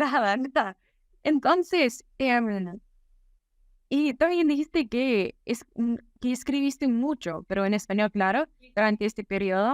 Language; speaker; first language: Spanish; non-native, fluent; English